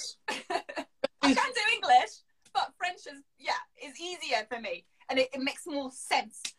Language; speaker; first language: English; non-native, fluent; French